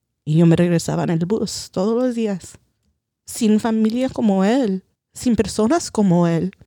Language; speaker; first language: Spanish; early bilingual, heritage; Spanish